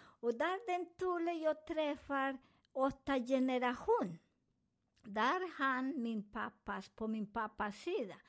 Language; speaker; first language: Swedish; non-native, learner; Spanish